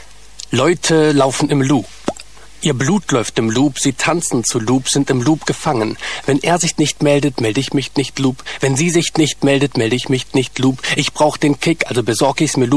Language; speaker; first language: German; native; German